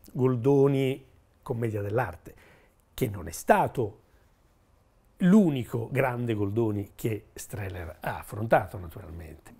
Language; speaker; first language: Italian; native; Italian